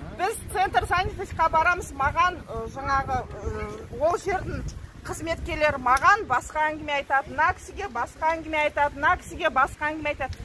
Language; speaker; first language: Kazakh; early bilingual, heritage; Kazakh